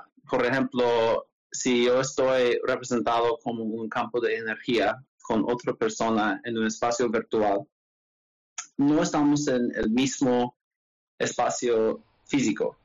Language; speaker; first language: Spanish; non-native, learner; English